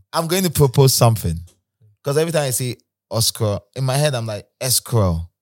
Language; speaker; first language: English; non-native, local second language; Igbo